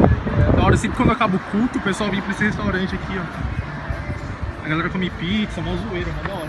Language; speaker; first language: Portuguese; native; Portuguese